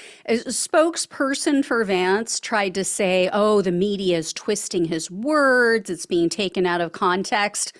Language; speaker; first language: English; native; English